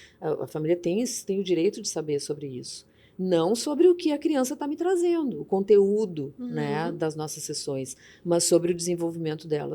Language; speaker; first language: Portuguese; native; Portuguese